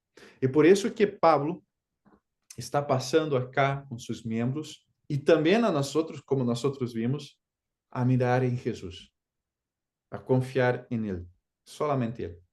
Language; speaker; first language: Spanish; non-native, fluent; Portuguese